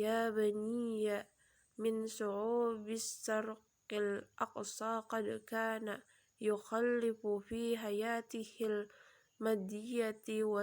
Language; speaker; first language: Arabic; non-native, learner; Indonesian